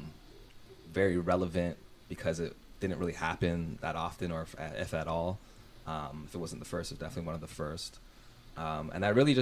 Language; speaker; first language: English; native; English